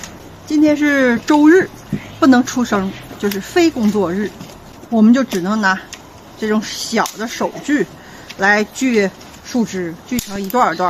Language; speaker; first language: Chinese; native; Chinese